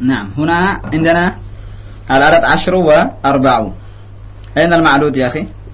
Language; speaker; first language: Arabic; non-native, fluent; Indonesian